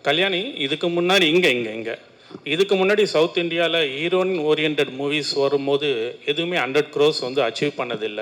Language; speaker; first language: Tamil; native; Tamil